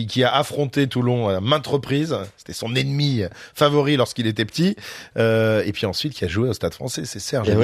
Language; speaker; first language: French; native; French